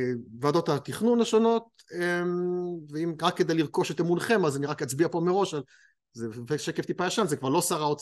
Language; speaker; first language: Hebrew; native; Hebrew